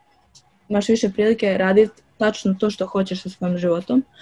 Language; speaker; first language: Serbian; early bilingual, other home language; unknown